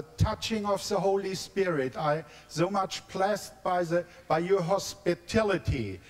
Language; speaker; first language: English; non-native, learner; German